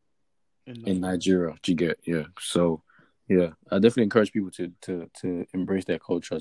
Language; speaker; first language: English; early bilingual, other home language; Yoruba